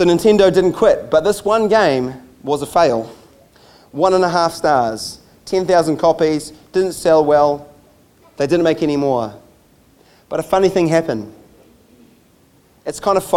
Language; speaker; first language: English; native; English